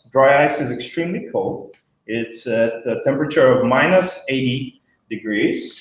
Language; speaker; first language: English; non-native, fluent; Bulgarian